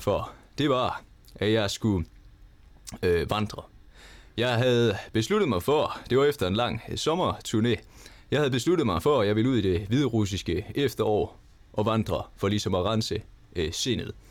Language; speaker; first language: Danish; native; Danish